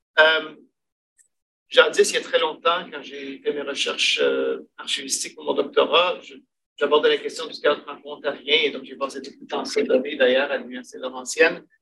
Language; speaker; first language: French; native; French